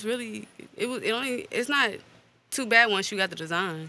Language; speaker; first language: English; native; English